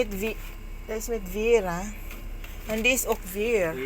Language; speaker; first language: Dutch; non-native, learner; Filipino